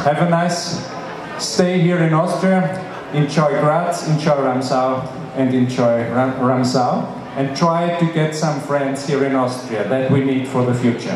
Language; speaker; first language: English; non-native, fluent; German